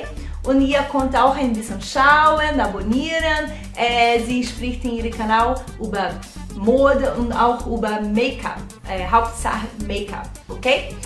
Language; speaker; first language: German; non-native, fluent; Portuguese